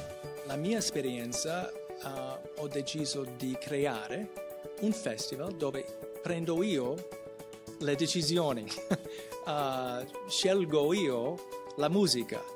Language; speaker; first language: Italian; non-native, fluent; English